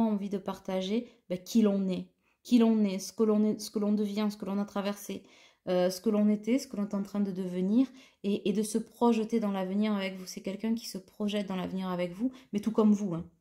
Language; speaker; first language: French; native; French